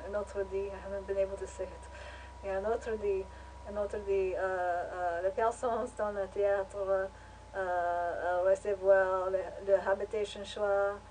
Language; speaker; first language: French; non-native, learner; English